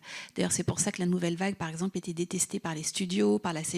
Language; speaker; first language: French; native; French